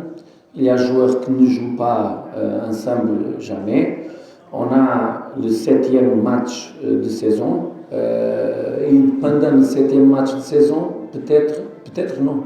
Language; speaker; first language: French; non-native, fluent; Portuguese